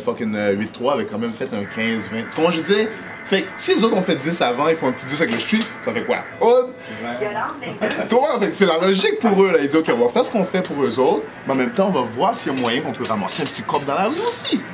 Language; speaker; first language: French; native; French